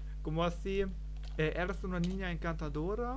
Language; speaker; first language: Spanish; non-native, learner; German